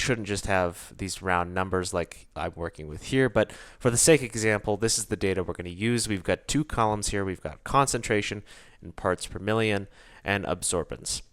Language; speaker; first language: English; native; English